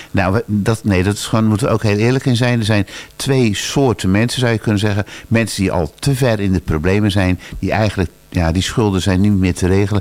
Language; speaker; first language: Dutch; native; Dutch